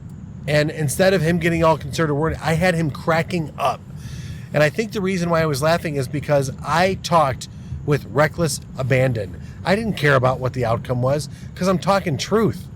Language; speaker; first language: English; native; English